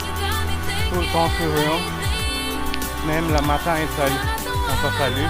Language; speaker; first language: French; non-native, fluent; Hindi